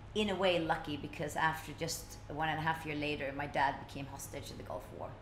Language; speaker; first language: English; early bilingual, other home language; Swedish